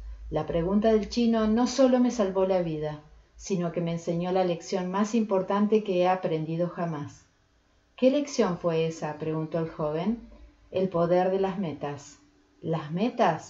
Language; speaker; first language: Spanish; native; Spanish